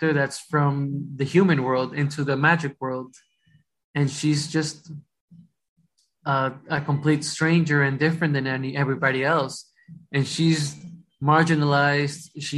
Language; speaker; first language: English; early bilingual, other home language; Spanish